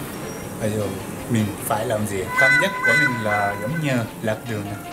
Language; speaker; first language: Vietnamese; non-native, learner; Japanese